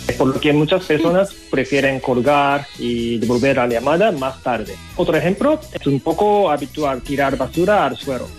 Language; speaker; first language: Spanish; non-native, fluent; Japanese